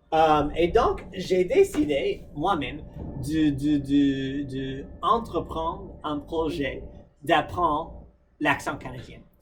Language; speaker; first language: French; non-native, fluent; English